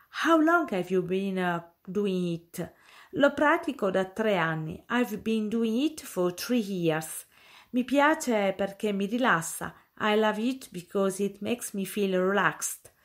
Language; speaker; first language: English; non-native, fluent; Italian